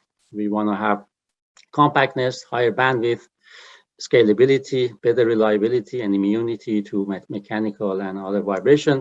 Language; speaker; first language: English; non-native, fluent; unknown